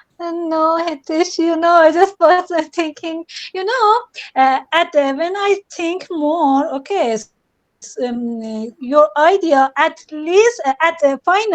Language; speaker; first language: English; non-native, learner; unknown